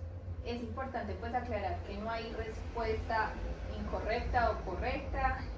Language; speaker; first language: Spanish; native; Spanish